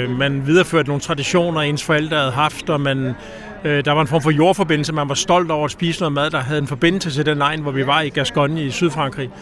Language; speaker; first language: Danish; native; Danish